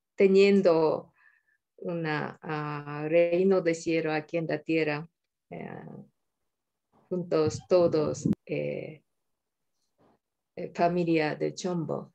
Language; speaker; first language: Spanish; non-native, learner; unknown